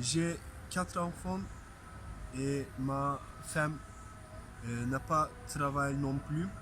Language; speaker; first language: French; non-native, learner; Turkish